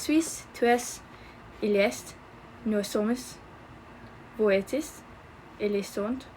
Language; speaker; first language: French; non-native, learner; English